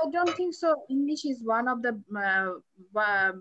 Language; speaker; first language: English; non-native, learner; Bangla